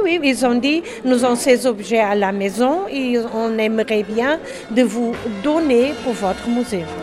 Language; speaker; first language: French; non-native, learner; German